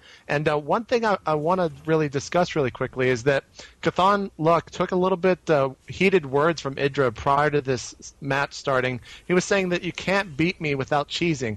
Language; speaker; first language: English; native; English